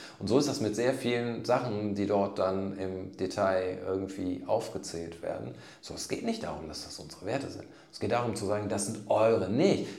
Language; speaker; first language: German; native; German